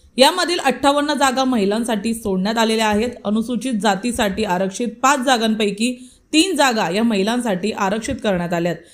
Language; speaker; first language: Marathi; native; Marathi